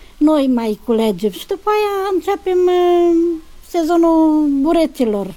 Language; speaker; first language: Romanian; native; Romanian